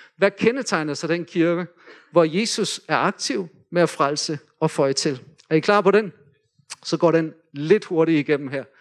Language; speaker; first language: Danish; native; Danish